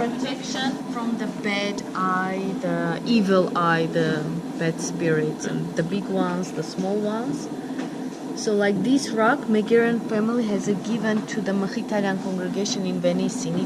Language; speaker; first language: English; non-native, fluent; Armenian